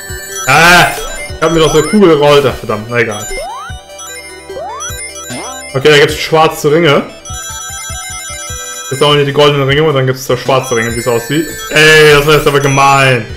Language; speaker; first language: German; native; German